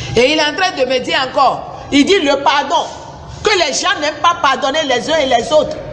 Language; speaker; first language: French; non-native, local second language; Susu